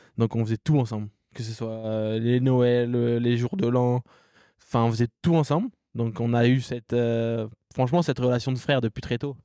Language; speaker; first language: French; native; French